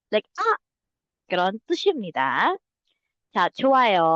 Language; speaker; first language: Korean; non-native, learner; Filipino